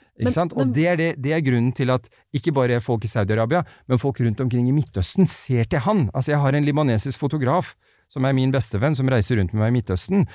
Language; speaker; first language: Norwegian; early bilingual, other home language; Persian